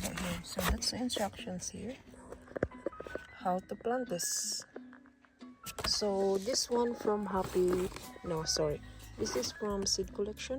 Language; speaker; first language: English; non-native, fluent; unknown